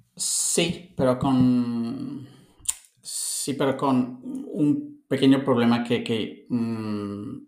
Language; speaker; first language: Spanish; non-native, fluent; English